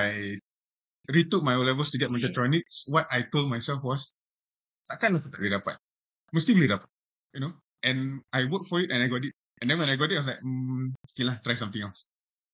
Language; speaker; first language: English; non-native, local second language; Malay